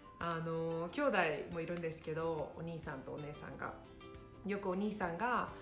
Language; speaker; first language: Japanese; early bilingual, other home language; Hindi